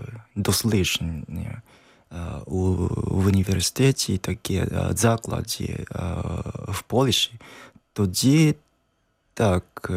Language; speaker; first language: Ukrainian; non-native, learner; Japanese